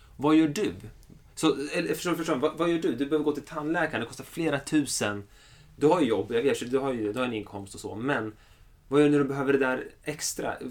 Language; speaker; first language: Swedish; early bilingual, other home language; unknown